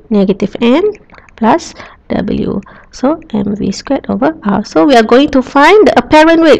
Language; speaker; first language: English; non-native, local second language; Malay